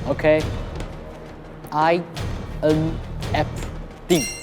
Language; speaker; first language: Korean; non-native, learner; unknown